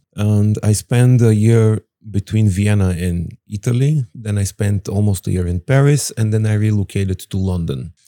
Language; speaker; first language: English; non-native, fluent; Bulgarian